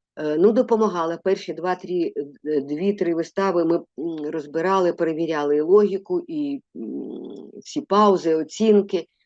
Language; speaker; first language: Ukrainian; non-native, local second language; Russian